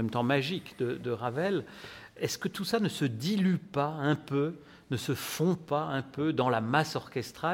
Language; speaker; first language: French; native; French